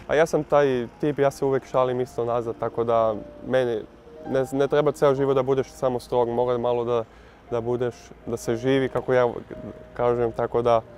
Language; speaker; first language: Serbian; early bilingual, heritage; Serbian